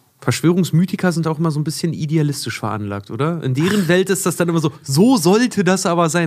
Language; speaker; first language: German; native; German